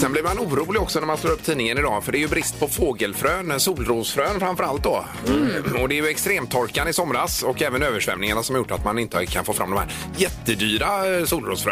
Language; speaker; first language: Swedish; native; Swedish